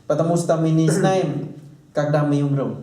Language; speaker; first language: Russian; non-native, learner; Thai